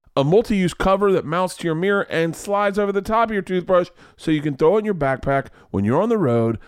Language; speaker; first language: English; native; English